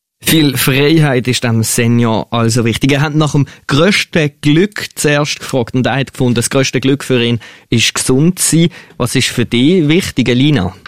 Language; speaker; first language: German; native; German